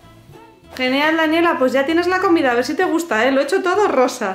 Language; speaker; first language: Spanish; native; Spanish